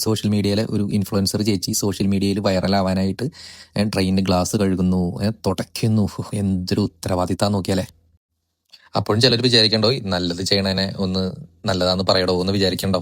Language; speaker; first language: Malayalam; native; Malayalam